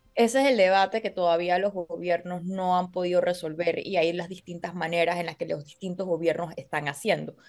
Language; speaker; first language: Spanish; native; Spanish